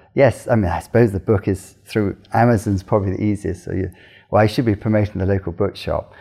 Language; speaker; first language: English; native; English